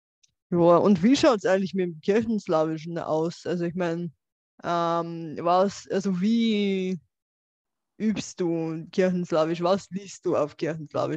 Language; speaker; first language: German; non-native, fluent; Bulgarian